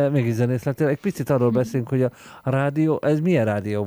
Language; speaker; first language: Hungarian; native; Hungarian